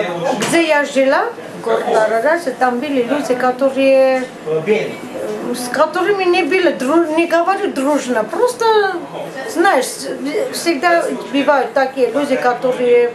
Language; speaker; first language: Russian; non-native, learner; Armenian